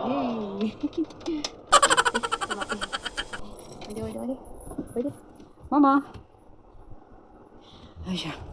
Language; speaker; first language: Japanese; non-native, fluent; Filipino